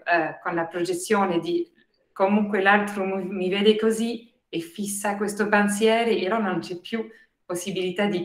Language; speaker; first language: Italian; non-native, fluent; French